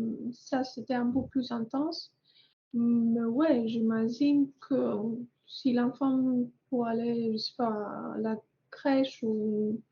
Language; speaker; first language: French; non-native, fluent; Greek